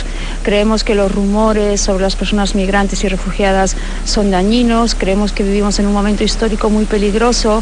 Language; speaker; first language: Spanish; native; Spanish